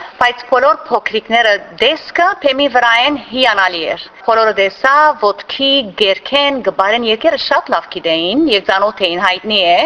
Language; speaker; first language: Armenian; native; Armenian